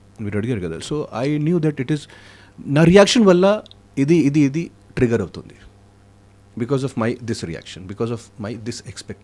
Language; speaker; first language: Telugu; non-native, fluent; Hindi